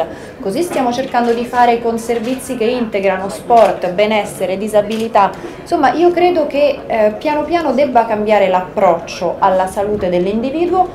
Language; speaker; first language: Italian; native; Italian